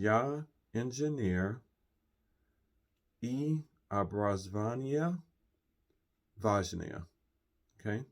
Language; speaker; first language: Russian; non-native, learner; English